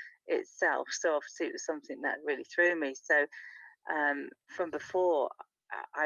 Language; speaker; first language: English; native; English